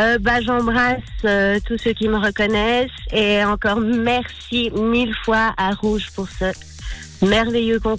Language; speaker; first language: French; native; French